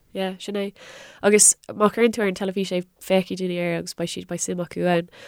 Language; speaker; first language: Irish; non-native, local second language; English